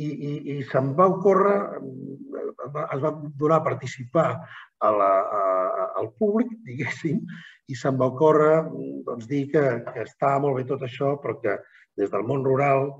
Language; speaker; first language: Catalan; native; Catalan